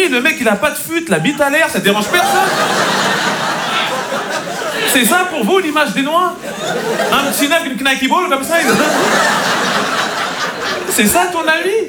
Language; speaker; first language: French; native; French